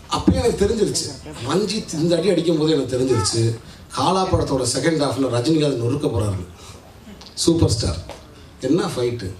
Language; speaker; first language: Tamil; native; Tamil